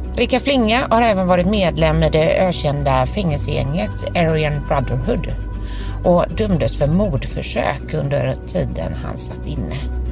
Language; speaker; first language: Swedish; native; Swedish